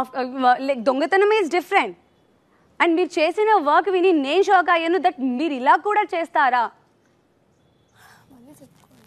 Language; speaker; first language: Telugu; native; Telugu